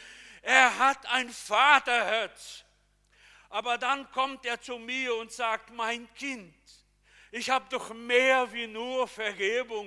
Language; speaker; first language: German; non-native, fluent; Portuguese